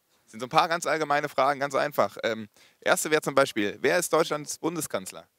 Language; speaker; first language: German; native; German